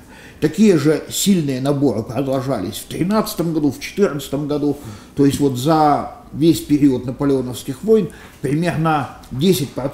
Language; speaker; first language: Russian; native; Russian